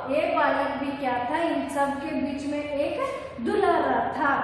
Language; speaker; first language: Hindi; non-native, local second language; Kannada